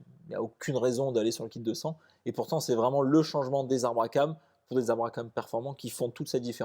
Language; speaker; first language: French; native; French